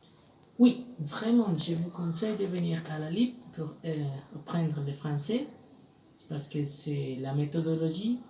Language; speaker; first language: French; non-native, fluent; Spanish